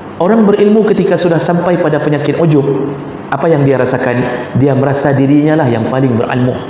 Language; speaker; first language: Malay; non-native, local second language; Achinese